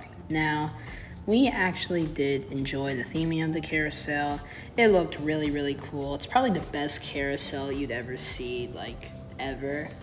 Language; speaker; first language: English; native; English